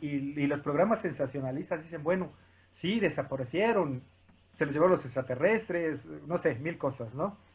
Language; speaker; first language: Spanish; native; Spanish